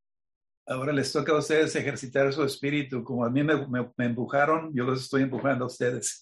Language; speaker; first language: Spanish; native; Spanish